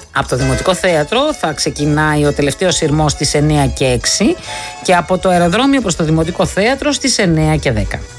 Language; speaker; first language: Greek; native; Greek